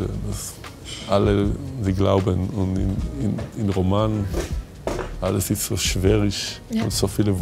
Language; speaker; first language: German; non-native, learner; Hebrew